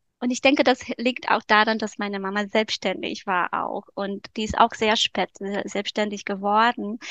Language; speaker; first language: German; non-native, fluent; Romanian